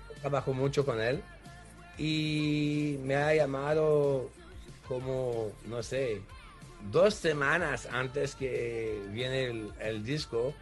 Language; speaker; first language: Spanish; non-native, fluent; French